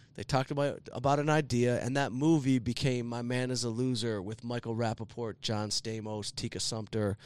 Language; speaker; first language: English; native; English